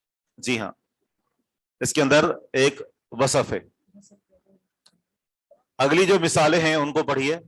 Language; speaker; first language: Urdu; native; Urdu